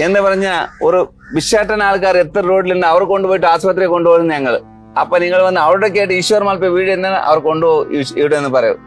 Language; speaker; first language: Malayalam; non-native, learner; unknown